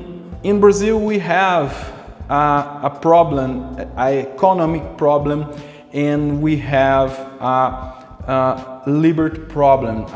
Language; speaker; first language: English; non-native, local second language; Portuguese